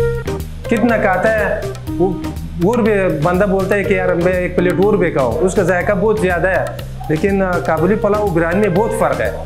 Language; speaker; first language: Hindi; non-native, fluent; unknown